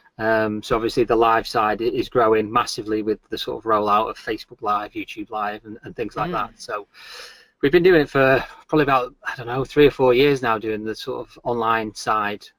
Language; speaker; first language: English; native; English